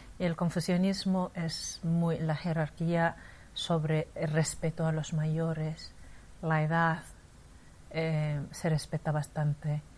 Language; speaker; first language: Spanish; non-native, fluent; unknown